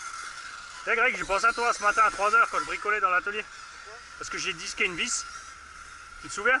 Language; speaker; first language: French; native; French